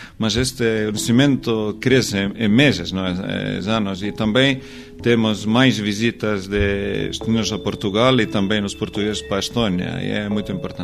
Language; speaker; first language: Portuguese; non-native, learner; Estonian